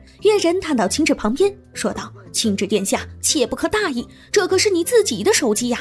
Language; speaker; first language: Chinese; native; Chinese